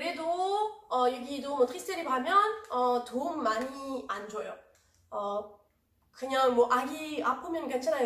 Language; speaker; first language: Korean; non-native, learner; French